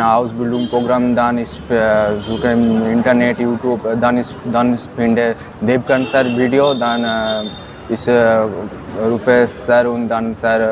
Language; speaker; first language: German; non-native, learner; Bangla